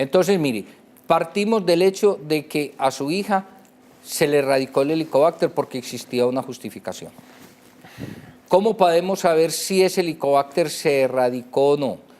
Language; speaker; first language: Spanish; native; Spanish